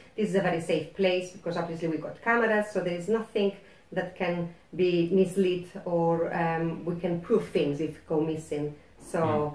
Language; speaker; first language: English; non-native, fluent; Spanish